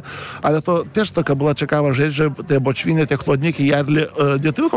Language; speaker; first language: Polish; non-native, fluent; Lithuanian